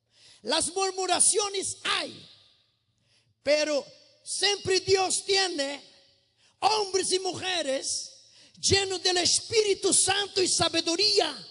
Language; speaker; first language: Spanish; non-native, fluent; Portuguese